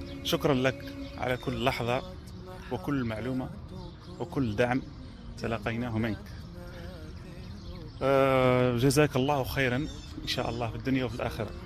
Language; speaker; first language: Arabic; native; Arabic